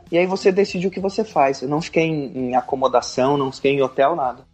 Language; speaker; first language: Portuguese; native; Portuguese